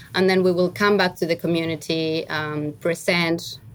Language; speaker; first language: English; non-native, fluent; Spanish